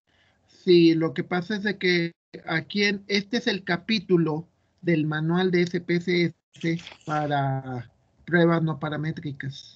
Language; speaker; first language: Spanish; native; Spanish